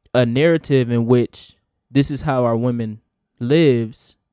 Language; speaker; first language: English; native; English